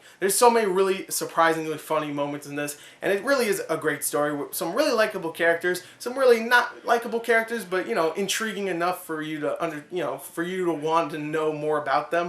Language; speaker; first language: English; native; English